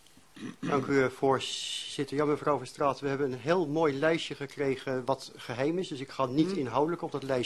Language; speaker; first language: Dutch; native; Dutch